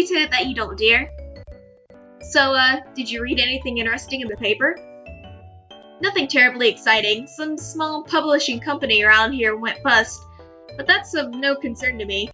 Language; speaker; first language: English; native; English